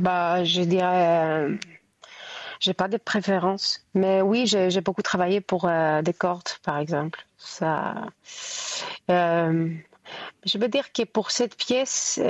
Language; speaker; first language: French; non-native, fluent; Greek